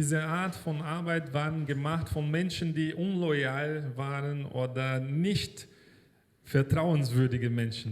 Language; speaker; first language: German; non-native, fluent; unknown